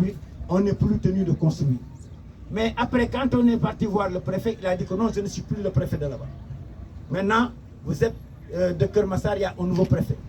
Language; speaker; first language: French; non-native, local second language; Wolof